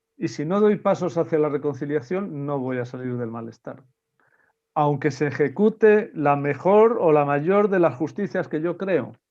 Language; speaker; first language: Spanish; native; Spanish